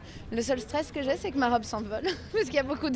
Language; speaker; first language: French; native; French